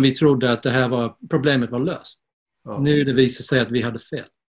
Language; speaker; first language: Swedish; non-native, fluent; English